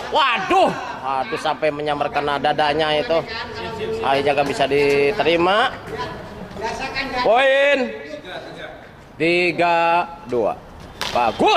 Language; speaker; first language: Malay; non-native, local second language; Javanese